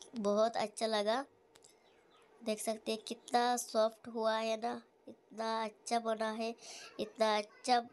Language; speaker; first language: Hindi; native; Hindi